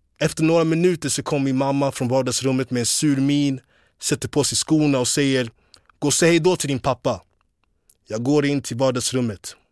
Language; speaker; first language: Swedish; early bilingual, other home language; English